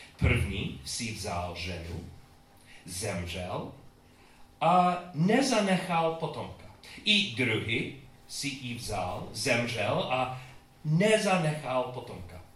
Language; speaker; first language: Czech; non-native, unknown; English